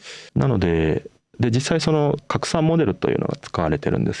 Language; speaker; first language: Japanese; native; Japanese